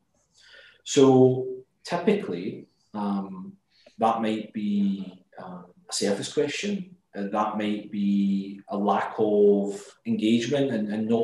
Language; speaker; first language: English; native; English